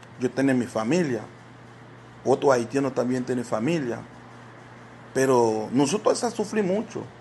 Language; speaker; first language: Spanish; non-native, learner; Haitian Creole